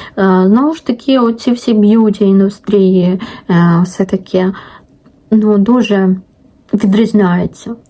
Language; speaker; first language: Ukrainian; non-native, local second language; Russian